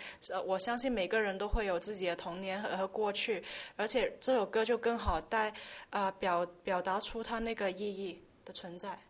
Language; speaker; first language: Chinese; early bilingual, heritage; Chinese